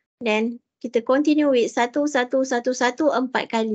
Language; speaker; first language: Malay; native; Malay